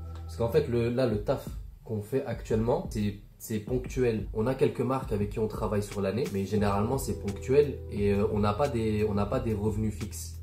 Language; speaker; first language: French; native; French